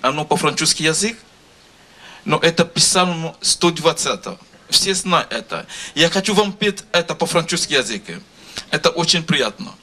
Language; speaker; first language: Russian; non-native, learner; Lingala